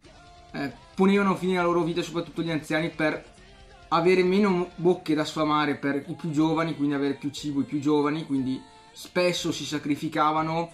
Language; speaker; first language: Italian; native; Italian